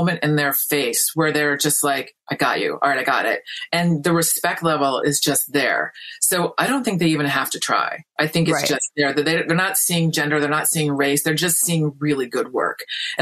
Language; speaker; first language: English; native; English